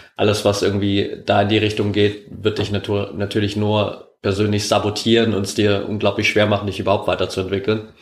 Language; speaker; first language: German; native; German